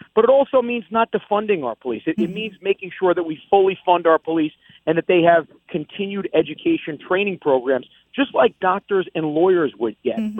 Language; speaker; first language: English; native; English